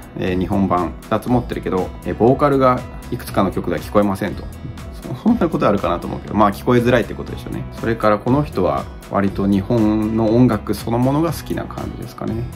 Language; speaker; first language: Japanese; native; Japanese